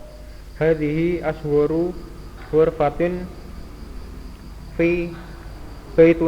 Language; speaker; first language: Arabic; non-native, learner; Indonesian